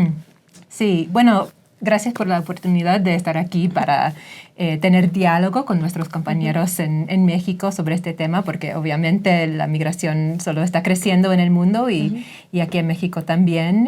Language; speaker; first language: Spanish; non-native, fluent; English